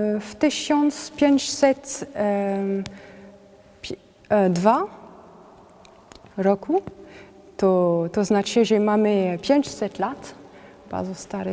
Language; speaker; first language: Polish; non-native, learner; French